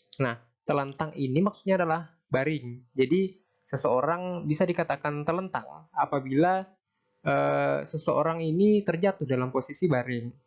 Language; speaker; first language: Indonesian; native; Indonesian